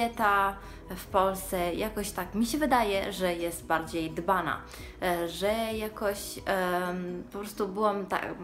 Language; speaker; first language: Polish; early bilingual, heritage; Polish